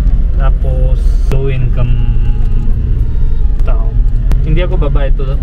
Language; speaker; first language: Filipino; non-native, learner; Hindi